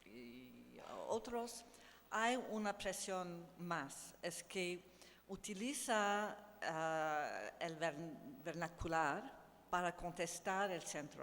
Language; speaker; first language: Spanish; non-native, learner; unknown